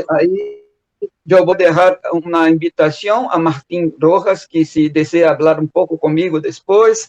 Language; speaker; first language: Spanish; non-native, fluent; Portuguese